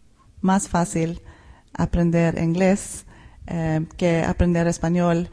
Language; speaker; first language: Spanish; non-native, fluent; Swedish